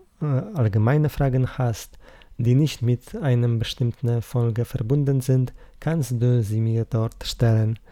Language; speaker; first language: German; non-native, learner; Polish